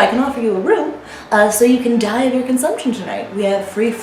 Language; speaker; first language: English; native; English